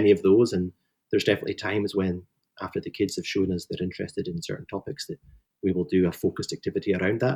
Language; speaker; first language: English; native; English